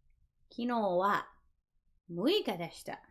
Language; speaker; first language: Japanese; non-native, fluent; English